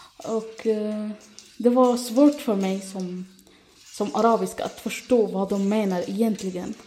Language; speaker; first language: Swedish; non-native, fluent; Arabic